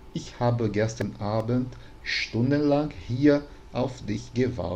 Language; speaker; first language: German; non-native, fluent; Portuguese